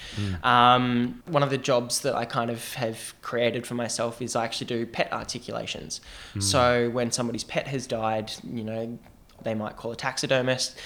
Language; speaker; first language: English; native; English